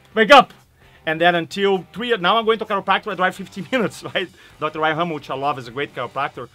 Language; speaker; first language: English; non-native, fluent; Portuguese